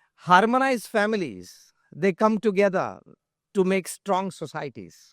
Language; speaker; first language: English; non-native, local second language; Gujarati